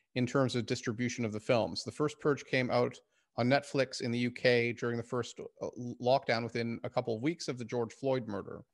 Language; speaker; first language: English; native; English